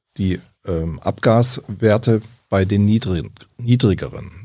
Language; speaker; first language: German; native; German